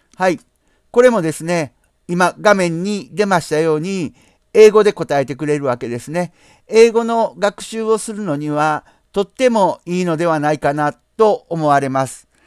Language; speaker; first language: Japanese; native; Japanese